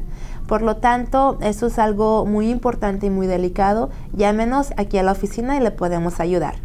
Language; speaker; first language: Spanish; native; Spanish